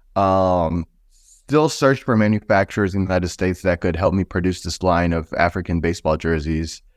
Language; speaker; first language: English; native; English